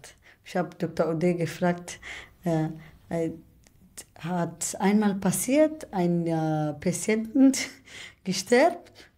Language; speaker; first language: German; non-native, learner; Somali